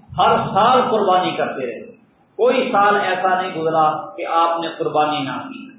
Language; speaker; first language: Urdu; non-native, local second language; Punjabi